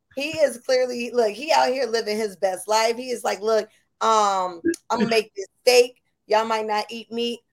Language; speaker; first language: English; native; English